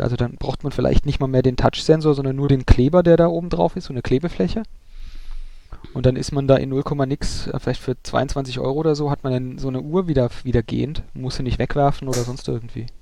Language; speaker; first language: German; native; German